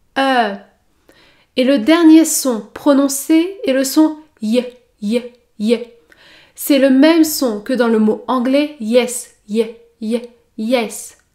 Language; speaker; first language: French; native; French